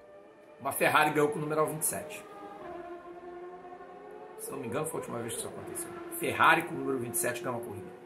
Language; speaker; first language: Portuguese; native; Portuguese